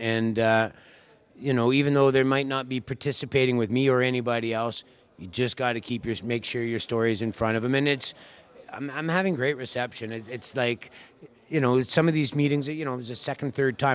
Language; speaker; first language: English; native; English